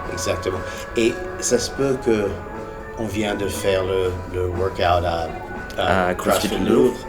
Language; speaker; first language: French; early bilingual, heritage; English